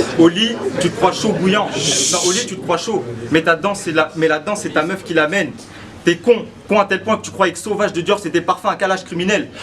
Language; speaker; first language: French; early bilingual, other home language; Turkish